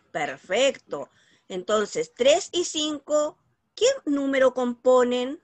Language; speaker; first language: Spanish; native; Spanish